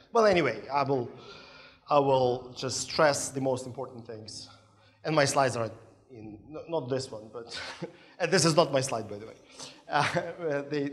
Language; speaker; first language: English; non-native, fluent; Ukrainian